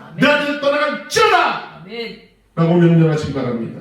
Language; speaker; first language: Korean; native; Korean